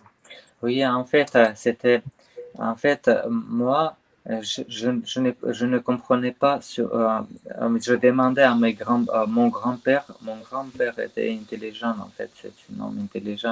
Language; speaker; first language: French; non-native, learner; Armenian